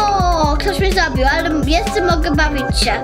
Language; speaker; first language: Polish; early bilingual, heritage; Polish